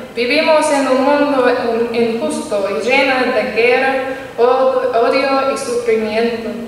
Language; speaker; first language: Spanish; non-native, learner; English